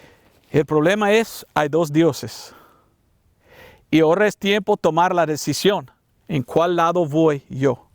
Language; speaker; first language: Spanish; non-native, learner; English